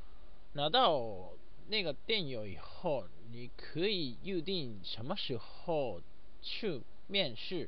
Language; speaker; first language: Chinese; non-native, learner; Japanese